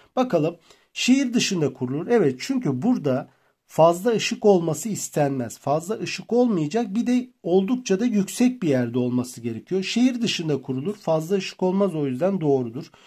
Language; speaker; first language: Turkish; native; Turkish